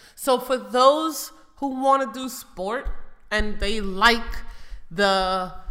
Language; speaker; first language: English; native; English